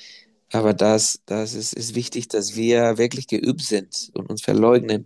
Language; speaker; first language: German; non-native, fluent; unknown